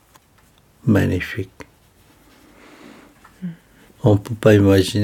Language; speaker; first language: French; non-native, fluent; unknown